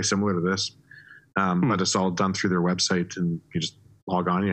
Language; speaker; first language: English; native; English